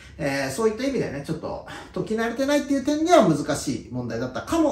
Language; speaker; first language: Japanese; native; Japanese